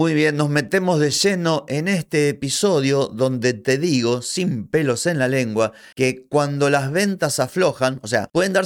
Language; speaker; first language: Spanish; native; Spanish